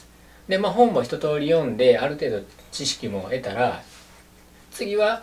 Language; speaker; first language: Japanese; native; Japanese